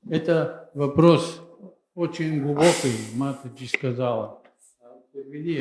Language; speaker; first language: Russian; non-native, learner; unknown